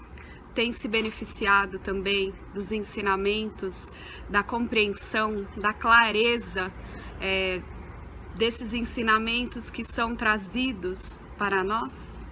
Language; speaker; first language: Portuguese; native; Portuguese